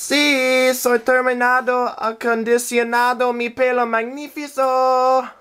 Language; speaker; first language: Spanish; non-native, learner; English